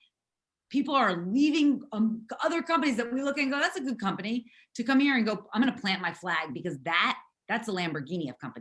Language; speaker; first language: English; native; English